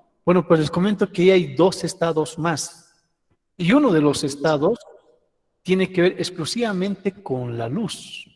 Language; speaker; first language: Spanish; native; Spanish